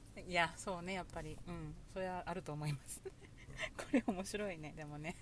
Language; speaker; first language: Japanese; native; Japanese